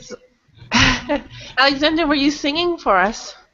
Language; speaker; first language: English; non-native, fluent; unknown